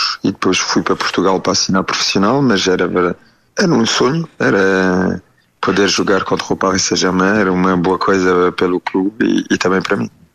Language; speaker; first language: Portuguese; early bilingual, heritage; French